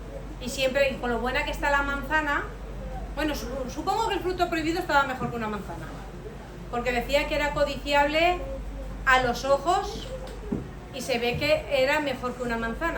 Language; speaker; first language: Spanish; native; Spanish